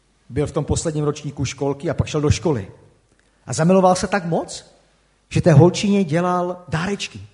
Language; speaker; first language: Czech; native; Czech